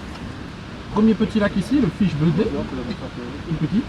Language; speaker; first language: French; native; French